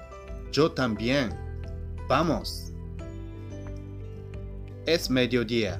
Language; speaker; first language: Spanish; non-native, fluent; Japanese